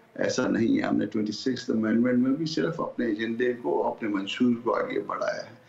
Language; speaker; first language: Urdu; non-native, local second language; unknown